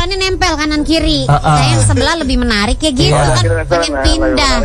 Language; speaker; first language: Indonesian; native; Indonesian